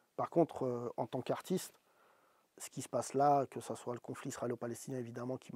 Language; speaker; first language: French; native; French